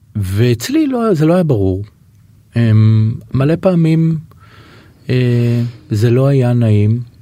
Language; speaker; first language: Hebrew; native; Hebrew